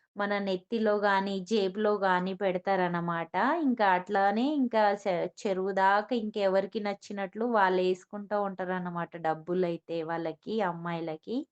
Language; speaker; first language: Telugu; non-native, local second language; Lambadi